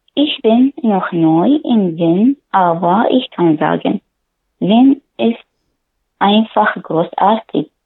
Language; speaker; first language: German; non-native, learner; Arabic